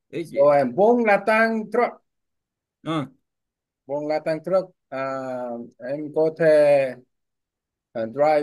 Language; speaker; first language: English; non-native, learner; Korean